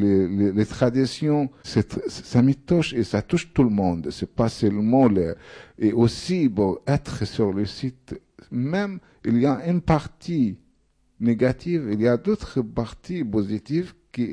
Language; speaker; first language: French; non-native, fluent; Arabic